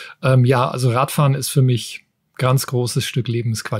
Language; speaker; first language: German; native; German